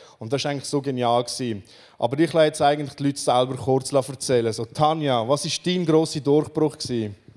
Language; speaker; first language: German; non-native, fluent; Romanian